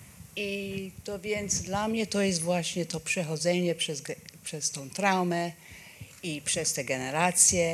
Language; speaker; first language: Polish; non-native, fluent; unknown